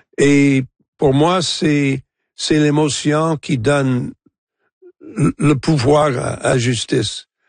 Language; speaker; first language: French; non-native, local second language; English